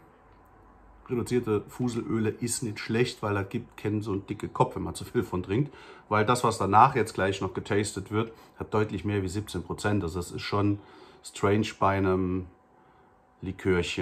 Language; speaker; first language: German; native; German